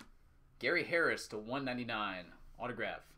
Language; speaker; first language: English; native; English